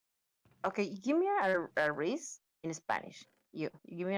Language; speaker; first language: English; non-native, learner; Spanish